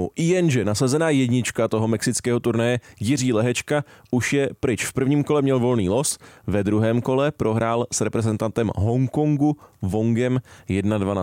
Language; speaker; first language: Czech; native; Czech